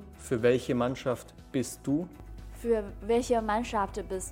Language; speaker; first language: German; non-native, fluent; Chinese